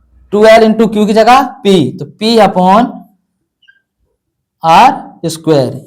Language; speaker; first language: Hindi; native; Hindi